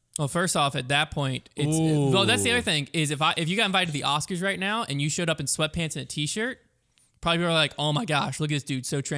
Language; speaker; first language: English; native; English